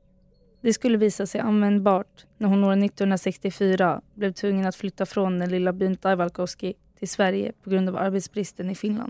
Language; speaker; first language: Swedish; early bilingual, heritage; Finnish